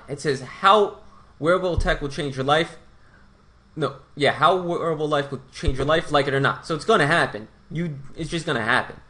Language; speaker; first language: English; non-native, fluent; Portuguese